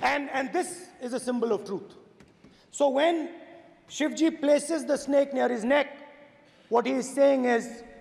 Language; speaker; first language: English; non-native, local second language; Hindi